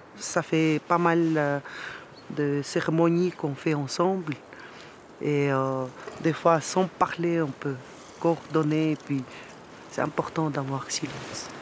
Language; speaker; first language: French; non-native, fluent; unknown